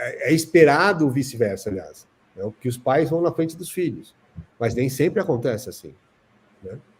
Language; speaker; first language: Portuguese; native; Portuguese